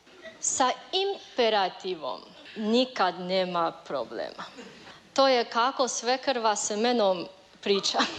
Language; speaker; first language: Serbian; non-native, learner; Chinese